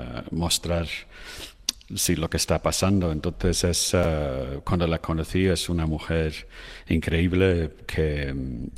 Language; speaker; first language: Spanish; non-native, fluent; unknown